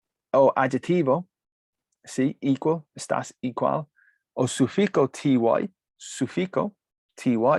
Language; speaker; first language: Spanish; non-native, learner; English